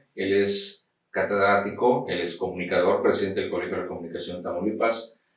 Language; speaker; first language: Spanish; native; Spanish